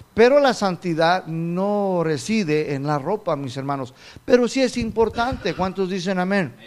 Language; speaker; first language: Spanish; non-native, fluent; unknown